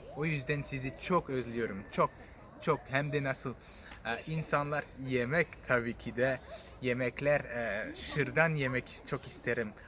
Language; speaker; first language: Turkish; non-native, fluent; French